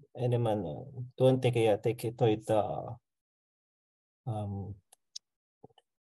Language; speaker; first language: Finnish; non-native, learner; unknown